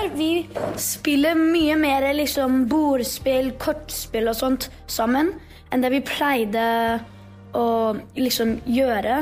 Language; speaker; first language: Norwegian; early bilingual, heritage; Norwegian